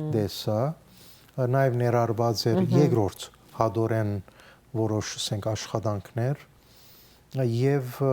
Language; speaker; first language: Armenian; early bilingual, heritage; Armenian